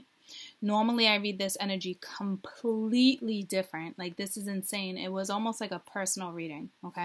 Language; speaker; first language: English; native; English